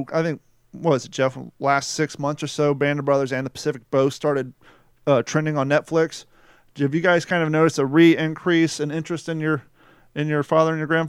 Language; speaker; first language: English; native; English